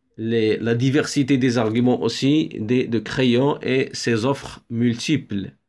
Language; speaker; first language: French; non-native, local second language; Arabic